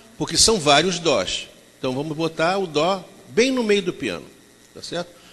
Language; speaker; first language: Portuguese; native; Portuguese